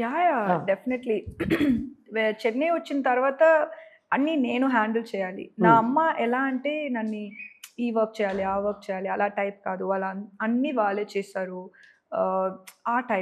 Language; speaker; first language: Telugu; non-native, local second language; Tamil